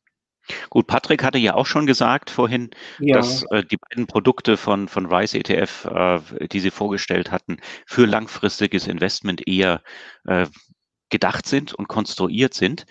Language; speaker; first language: German; native; German